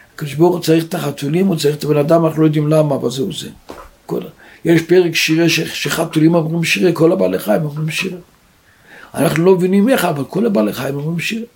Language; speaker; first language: Hebrew; non-native, local second language; Yiddish